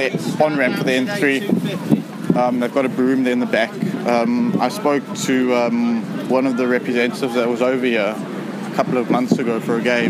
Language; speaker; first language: English; native; English